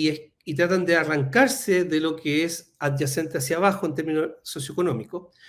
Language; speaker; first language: Spanish; native; Spanish